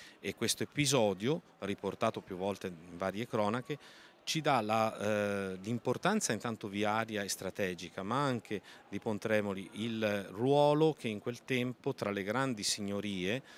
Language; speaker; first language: Italian; native; Italian